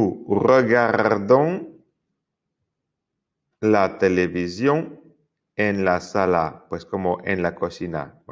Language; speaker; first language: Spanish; non-native, fluent; French